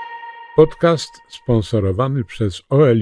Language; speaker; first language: Polish; native; Polish